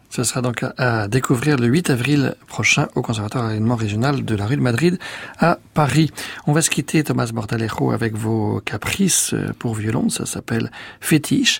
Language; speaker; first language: French; native; French